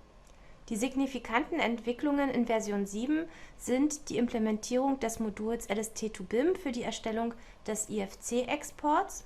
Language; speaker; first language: German; native; German